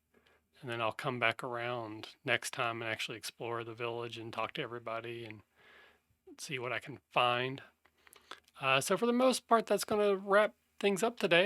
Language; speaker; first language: English; native; English